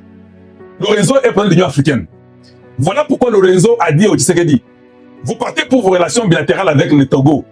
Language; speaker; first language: French; non-native, local second language; Lingala